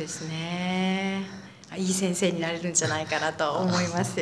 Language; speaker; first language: Japanese; native; Japanese